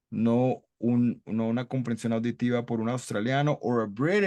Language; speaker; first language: Spanish; non-native, fluent; English